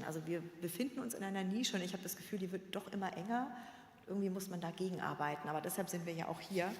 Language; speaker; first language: German; native; German